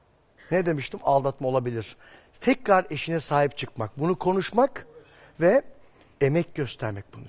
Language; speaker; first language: Turkish; native; Turkish